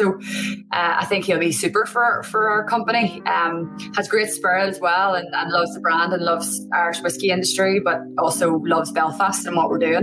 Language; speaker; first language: English; native; English